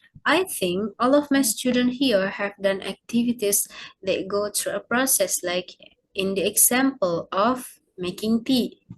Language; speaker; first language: English; non-native, learner; Indonesian